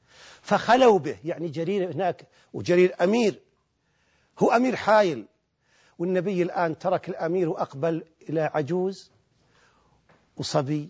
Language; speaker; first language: Arabic; native; Arabic